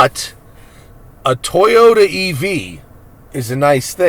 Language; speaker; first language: English; native; English